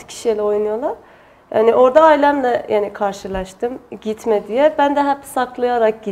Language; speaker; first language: Turkish; non-native, fluent; Persian